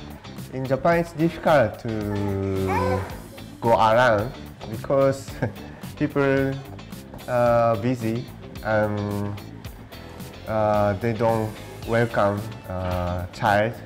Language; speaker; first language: English; non-native, learner; Japanese